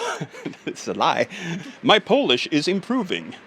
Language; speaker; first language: English; non-native, fluent; Swedish